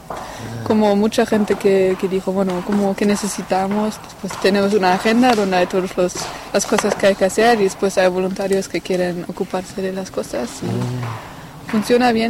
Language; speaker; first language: Spanish; non-native, fluent; French